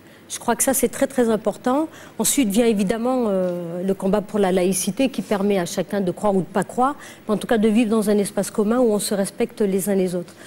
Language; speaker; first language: French; native; French